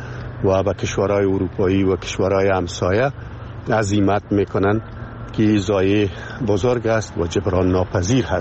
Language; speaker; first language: Persian; native; Persian